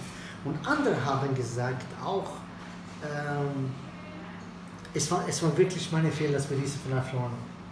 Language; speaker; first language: German; non-native, fluent; Swedish